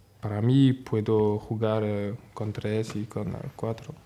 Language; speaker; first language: Spanish; non-native, learner; French